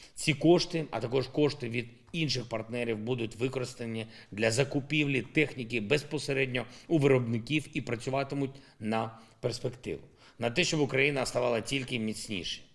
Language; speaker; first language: Ukrainian; non-native, local second language; Russian